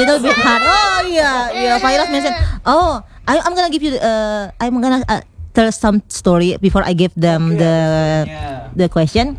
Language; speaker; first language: English; non-native, learner; Indonesian